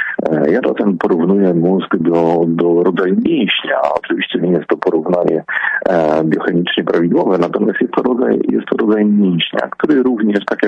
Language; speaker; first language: Polish; native; Polish